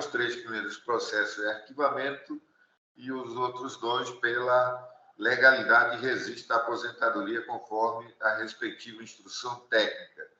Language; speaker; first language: Portuguese; native; Portuguese